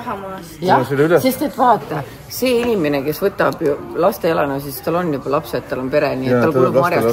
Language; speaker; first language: Estonian; native; Estonian